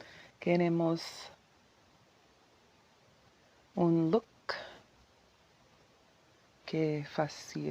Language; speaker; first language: Spanish; non-native, learner; English